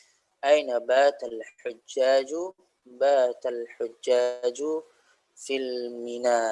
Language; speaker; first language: Arabic; non-native, fluent; Indonesian